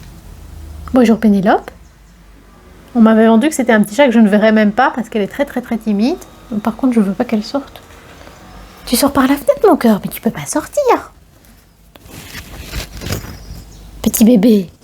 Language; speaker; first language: French; native; French